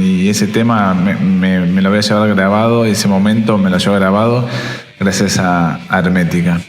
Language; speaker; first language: Spanish; native; Spanish